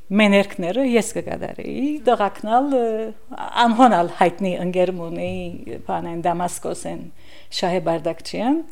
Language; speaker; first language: Armenian; native; Armenian